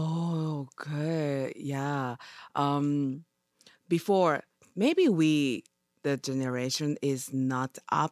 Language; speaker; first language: English; non-native, learner; Japanese